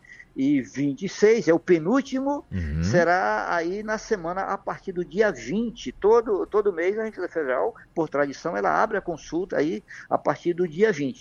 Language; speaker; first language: Portuguese; native; Portuguese